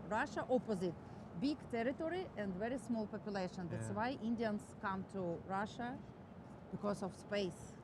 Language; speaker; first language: English; non-native, fluent; Russian